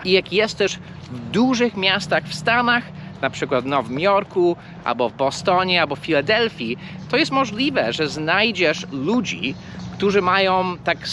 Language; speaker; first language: Polish; early bilingual, heritage; English